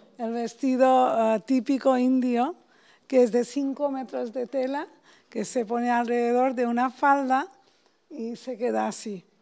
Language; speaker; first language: Spanish; non-native, fluent; Bangla